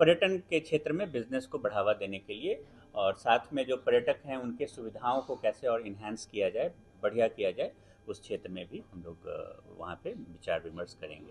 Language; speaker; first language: Hindi; native; Hindi